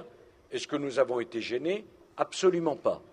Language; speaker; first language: French; native; French